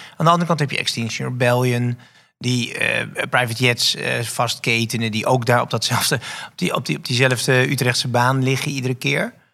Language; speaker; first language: Dutch; native; Dutch